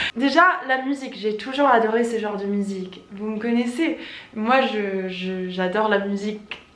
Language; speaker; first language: French; non-native, fluent; English